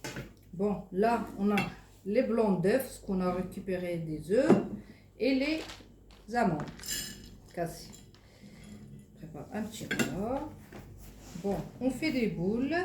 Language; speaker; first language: French; non-native, fluent; Arabic